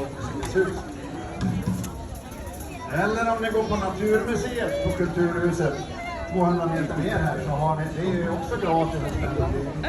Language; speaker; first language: Swedish; native; Swedish